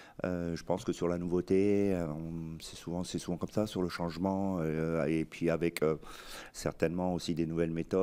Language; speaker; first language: French; native; French